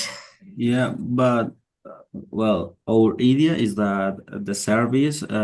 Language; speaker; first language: English; non-native, learner; Spanish